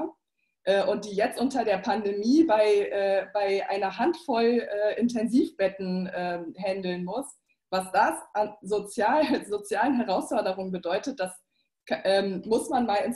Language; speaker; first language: German; native; German